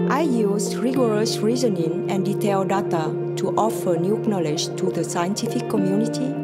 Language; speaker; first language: English; non-native, fluent; Vietnamese